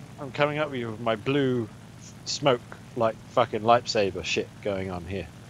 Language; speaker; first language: English; native; English